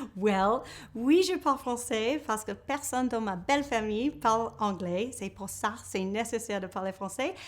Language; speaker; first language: French; non-native, learner; English